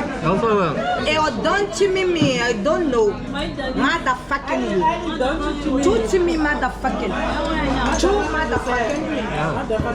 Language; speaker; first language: English; non-native, learner; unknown